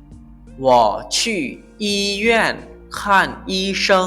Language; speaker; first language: Chinese; non-native, fluent; Lao